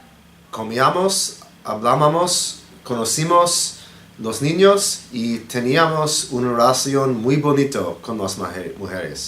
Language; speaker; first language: Spanish; non-native, learner; English